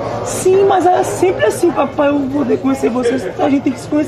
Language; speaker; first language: Portuguese; non-native, learner; English